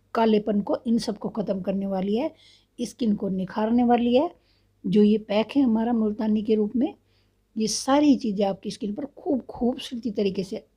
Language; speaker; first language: Hindi; native; Hindi